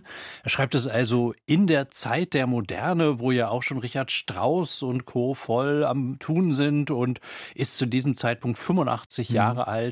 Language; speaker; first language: German; native; German